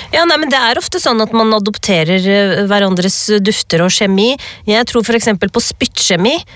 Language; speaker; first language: Norwegian; early bilingual, other home language; Urdu